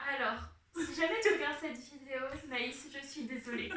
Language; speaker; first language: French; native; French